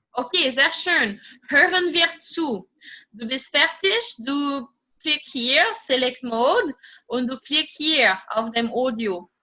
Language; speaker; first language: German; non-native, fluent; French